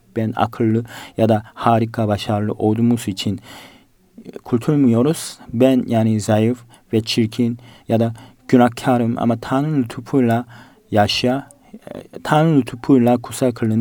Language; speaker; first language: Turkish; non-native, fluent; Korean